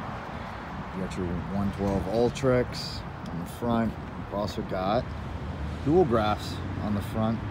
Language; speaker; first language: English; native; English